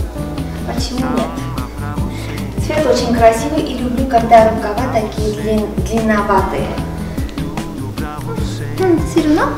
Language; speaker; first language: Russian; non-native, local second language; Armenian